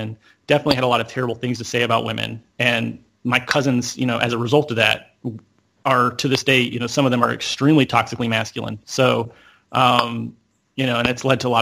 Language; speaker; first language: English; native; English